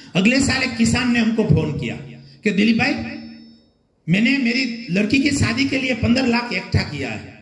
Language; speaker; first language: Hindi; non-native, local second language; Gujarati